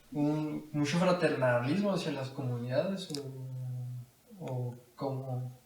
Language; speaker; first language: Spanish; native; Spanish